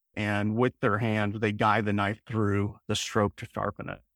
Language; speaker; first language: English; native; English